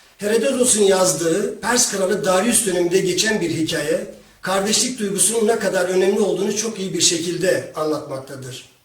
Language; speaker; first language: Turkish; non-native, local second language; Kurdish